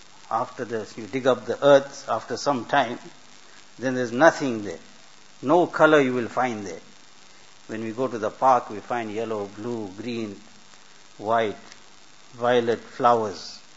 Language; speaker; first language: English; native; English